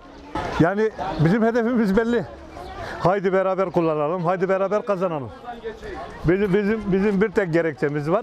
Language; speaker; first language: Turkish; native; Turkish